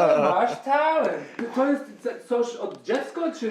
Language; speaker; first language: Polish; non-native, learner; English